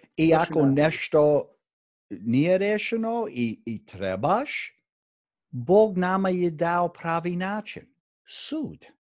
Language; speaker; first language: Croatian; early bilingual, heritage; Croatian